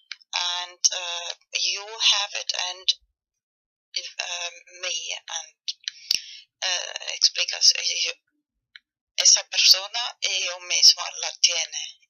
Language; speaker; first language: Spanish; non-native, fluent; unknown